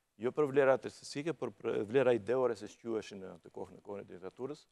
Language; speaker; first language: Albanian; native; Albanian